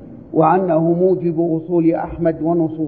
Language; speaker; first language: Arabic; native; Arabic